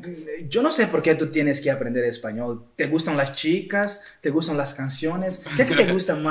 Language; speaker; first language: Spanish; non-native, learner; Portuguese